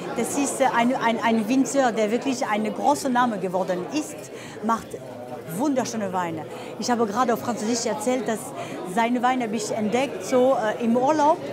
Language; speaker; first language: German; non-native, fluent; French